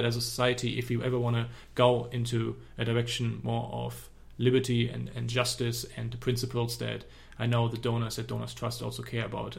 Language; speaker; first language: English; non-native, fluent; German